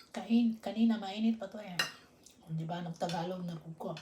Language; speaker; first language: Filipino; non-native, local second language; Cebuano